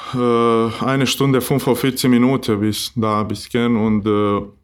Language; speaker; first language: German; non-native, learner; Bosnian